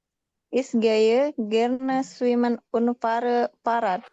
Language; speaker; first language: German; non-native, learner; Indonesian